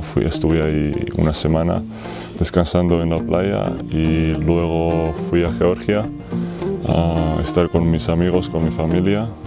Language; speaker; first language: Spanish; non-native, fluent; Georgian